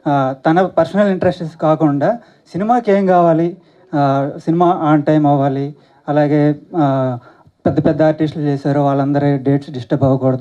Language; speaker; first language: Telugu; native; Telugu